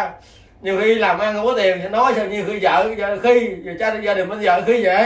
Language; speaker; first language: Vietnamese; native; Vietnamese